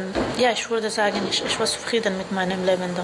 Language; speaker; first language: German; non-native, fluent; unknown